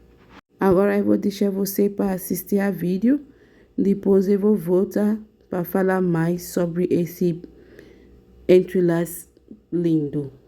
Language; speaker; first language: Portuguese; non-native, learner; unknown